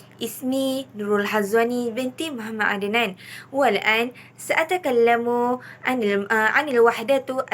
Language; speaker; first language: Arabic; non-native, learner; Malay